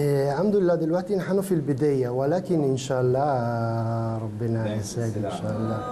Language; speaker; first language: Arabic; non-native, learner; Italian